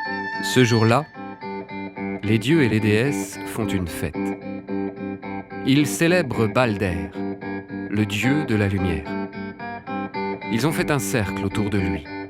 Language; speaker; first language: French; native; French